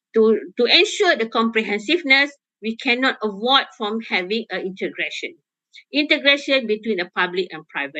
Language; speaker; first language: English; non-native, local second language; Malay